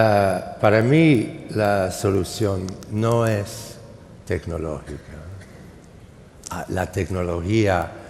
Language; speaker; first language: Spanish; non-native, fluent; English